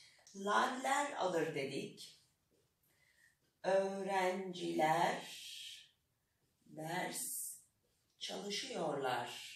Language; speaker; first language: Turkish; non-native, fluent; Arabic